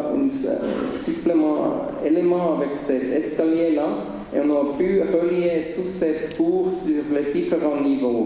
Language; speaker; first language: French; non-native, local second language; Swiss German